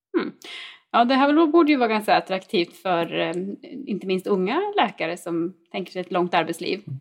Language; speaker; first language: Swedish; native; Swedish